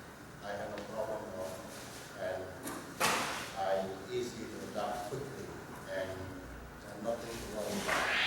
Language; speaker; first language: English; non-native, learner; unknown